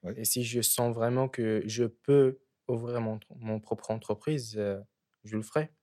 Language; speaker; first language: French; early bilingual, other home language; Arabic